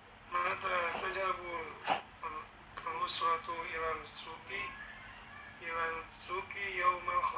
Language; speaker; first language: Arabic; non-native, learner; Indonesian